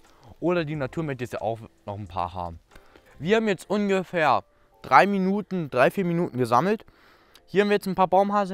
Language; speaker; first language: German; native; German